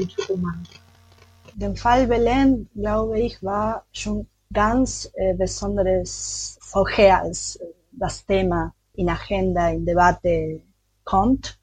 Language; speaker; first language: German; non-native, learner; Spanish